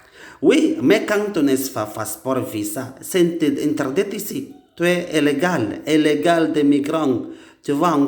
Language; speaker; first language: French; non-native, learner; Indonesian